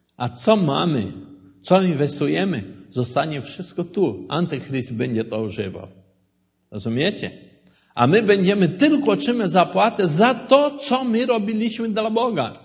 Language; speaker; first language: Polish; non-native, learner; Portuguese